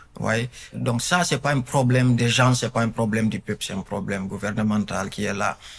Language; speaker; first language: French; non-native, local second language; Fula